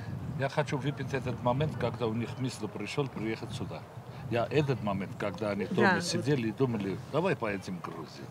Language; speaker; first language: Russian; non-native, fluent; Armenian